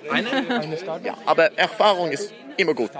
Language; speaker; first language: German; non-native, learner; Norwegian